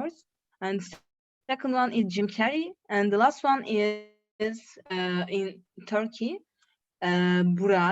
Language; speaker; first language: English; non-native, learner; Turkish